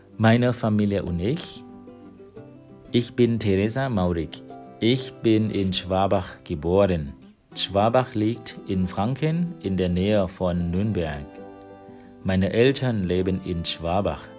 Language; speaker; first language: German; non-native, fluent; Thai